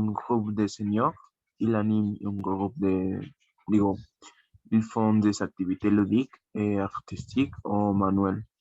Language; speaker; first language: French; non-native, learner; Spanish